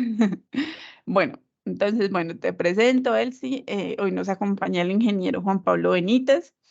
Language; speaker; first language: Spanish; native; Spanish